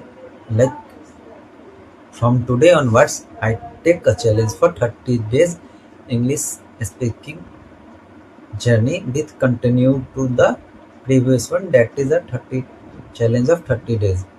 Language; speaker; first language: English; non-native, learner; Hindi